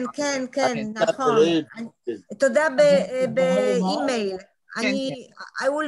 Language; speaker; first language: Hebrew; non-native, learner; Polish